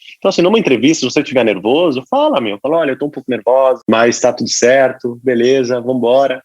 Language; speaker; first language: Portuguese; native; Portuguese